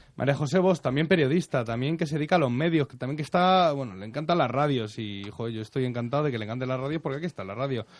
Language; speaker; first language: Spanish; native; Spanish